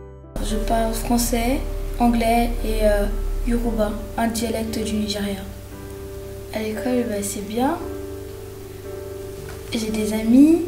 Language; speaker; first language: French; early bilingual, other home language; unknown